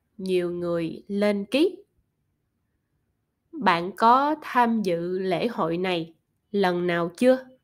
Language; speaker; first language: Vietnamese; non-native, learner; German